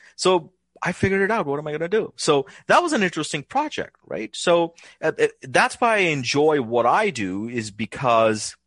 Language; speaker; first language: English; non-native, local second language; Hindi